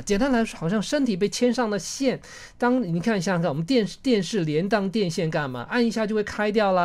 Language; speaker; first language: Chinese; native; Chinese